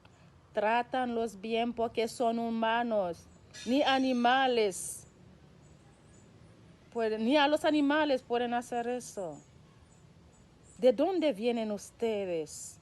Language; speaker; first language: Spanish; non-native, local second language; Haitian Creole